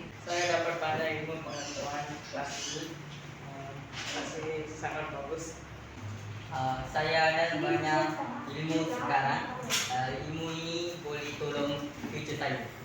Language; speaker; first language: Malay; non-native, local second language; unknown